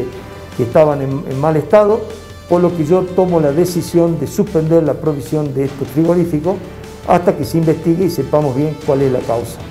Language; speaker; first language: Spanish; native; Spanish